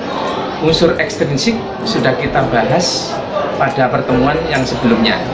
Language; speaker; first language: Indonesian; native; Indonesian